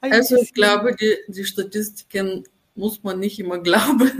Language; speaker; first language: German; non-native, fluent; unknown